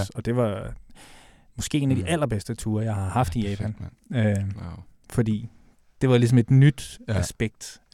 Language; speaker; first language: Danish; native; Danish